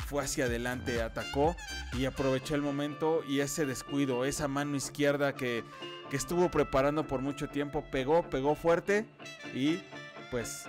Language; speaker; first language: Spanish; native; Spanish